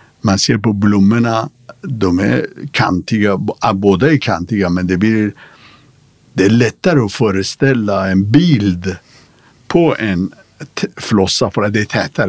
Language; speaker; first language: Swedish; non-native, fluent; Persian